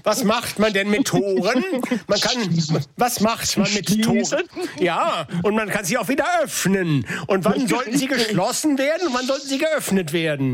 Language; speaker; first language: German; native; German